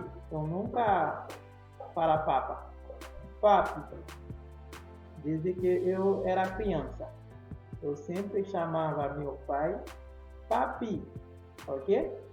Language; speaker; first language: Portuguese; non-native, fluent; Haitian Creole